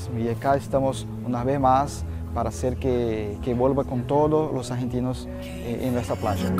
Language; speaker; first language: Spanish; non-native, fluent; Portuguese